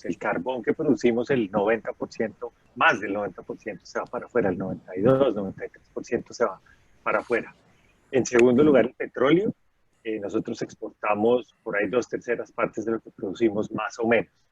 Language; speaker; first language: Spanish; native; Spanish